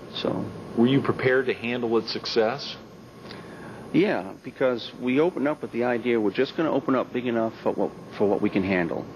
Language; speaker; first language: English; native; English